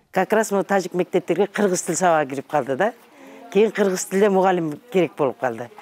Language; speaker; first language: Kyrgyz; non-native, local second language; Tajik